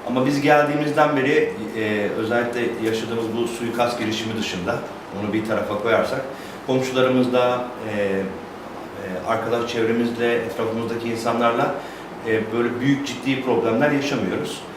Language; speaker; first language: Turkish; native; Turkish